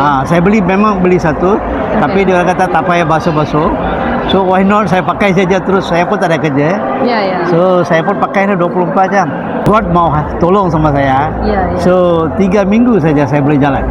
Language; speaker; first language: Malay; non-native, local second language; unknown